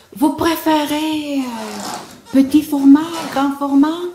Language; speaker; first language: French; non-native, learner; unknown